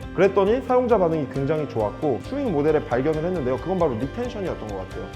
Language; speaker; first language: Korean; native; Korean